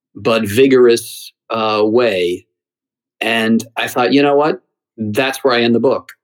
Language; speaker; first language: English; native; English